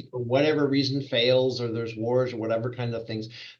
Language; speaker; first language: English; native; English